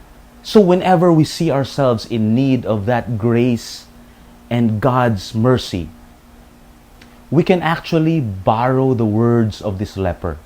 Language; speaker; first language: English; non-native, local second language; Filipino